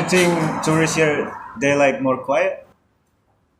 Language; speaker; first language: English; non-native, learner; Indonesian